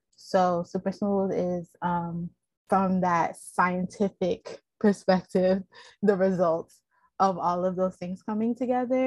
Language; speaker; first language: English; native; English